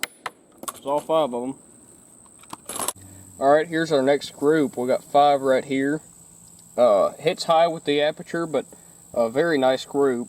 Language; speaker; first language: English; native; English